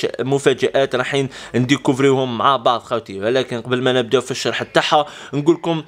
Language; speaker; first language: Arabic; native; Arabic